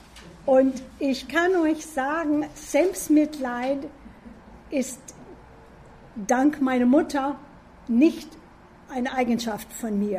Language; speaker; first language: German; non-native, fluent; English